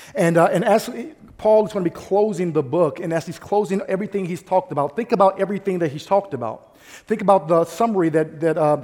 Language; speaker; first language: English; native; English